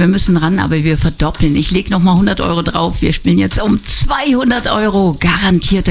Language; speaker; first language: German; native; German